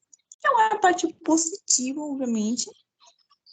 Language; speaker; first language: Portuguese; non-native, fluent; Spanish